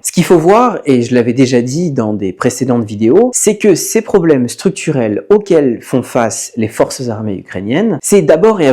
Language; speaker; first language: French; native; French